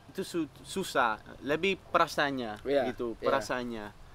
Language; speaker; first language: Indonesian; non-native, fluent; Dutch